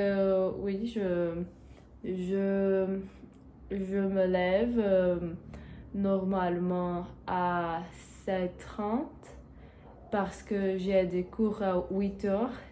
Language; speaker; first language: French; non-native, learner; Portuguese